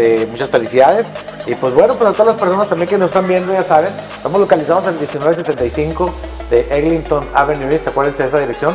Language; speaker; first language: Spanish; native; Spanish